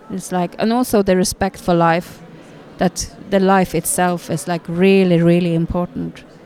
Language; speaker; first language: English; non-native, fluent; Norwegian